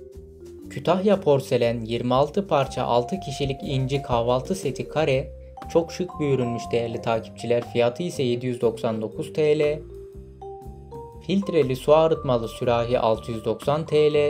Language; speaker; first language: Turkish; native; Turkish